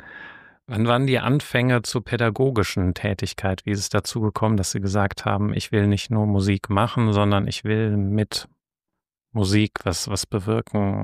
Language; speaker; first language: German; native; German